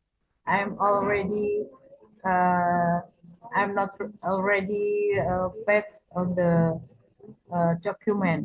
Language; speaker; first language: English; non-native, fluent; Indonesian